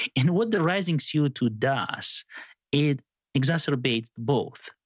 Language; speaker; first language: English; non-native, fluent; Georgian